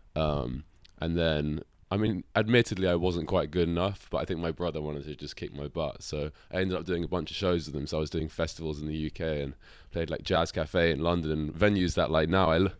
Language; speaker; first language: English; native; English